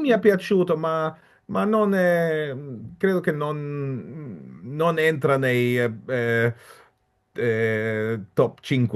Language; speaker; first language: Italian; non-native, fluent; German